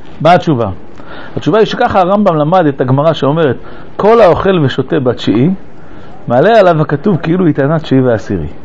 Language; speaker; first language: Hebrew; early bilingual, other home language; French